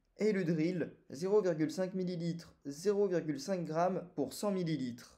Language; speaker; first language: French; native; French